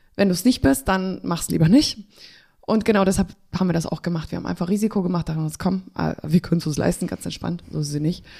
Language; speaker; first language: German; early bilingual, other home language; Polish